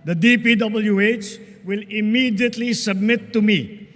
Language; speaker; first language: English; non-native, local second language; Filipino